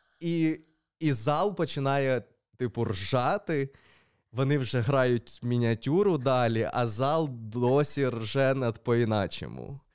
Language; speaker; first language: Ukrainian; native; Ukrainian